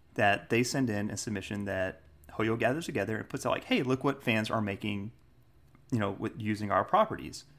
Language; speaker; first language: English; native; English